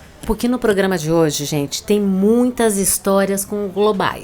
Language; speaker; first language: Portuguese; native; Portuguese